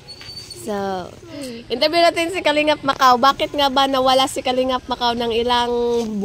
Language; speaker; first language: Filipino; non-native, local second language; Cebuano